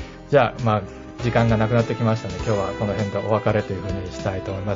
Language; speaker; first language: Japanese; native; Japanese